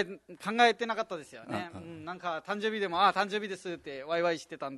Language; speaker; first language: Japanese; non-native, fluent; Nepali